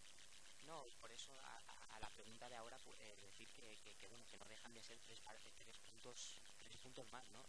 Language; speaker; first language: Spanish; native; Spanish